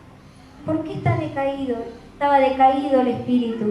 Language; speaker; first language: Spanish; native; Spanish